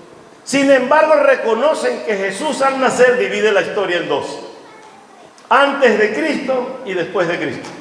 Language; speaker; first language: Spanish; native; Spanish